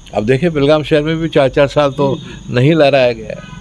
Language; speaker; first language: Hindi; native; Hindi